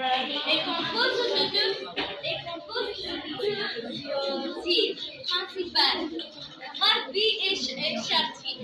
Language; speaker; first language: French; non-native, learner; Arabic